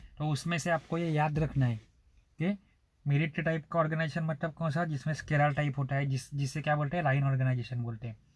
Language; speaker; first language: Hindi; non-native, local second language; Marathi